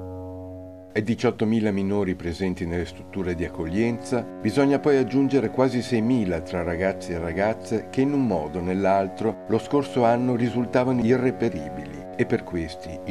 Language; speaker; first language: Italian; native; Italian